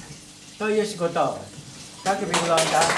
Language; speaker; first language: Polish; non-native, learner; Japanese